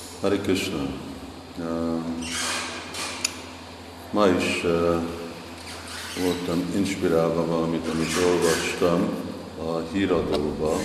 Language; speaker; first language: Hungarian; non-native, fluent; English